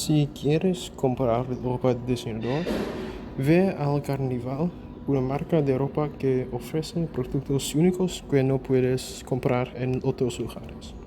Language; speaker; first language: Spanish; non-native, learner; English